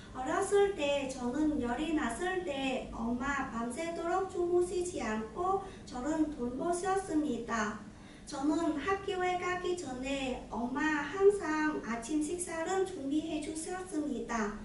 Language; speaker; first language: Korean; non-native, learner; Vietnamese